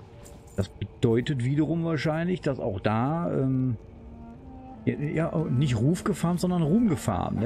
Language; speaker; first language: German; native; German